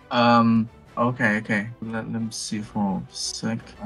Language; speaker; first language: English; non-native, learner; Vietnamese